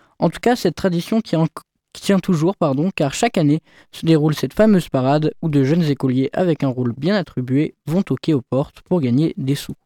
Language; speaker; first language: French; native; French